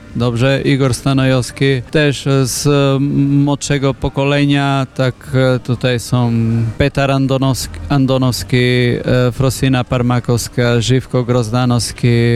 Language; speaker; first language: Polish; non-native, fluent; Macedonian